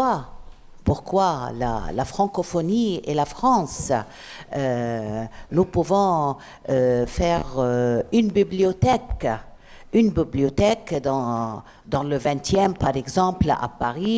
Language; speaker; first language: French; non-native, learner; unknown